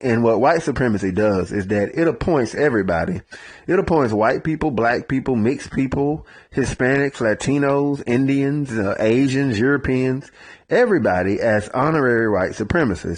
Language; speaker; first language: English; native; English